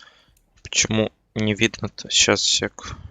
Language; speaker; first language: Russian; native; Russian